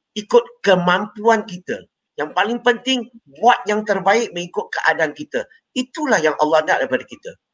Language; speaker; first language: Malay; non-native, local second language; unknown